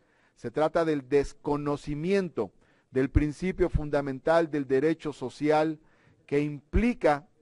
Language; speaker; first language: Spanish; native; Spanish